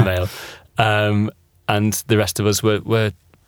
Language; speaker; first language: English; native; English